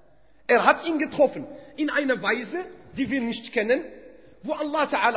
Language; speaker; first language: German; non-native, fluent; Arabic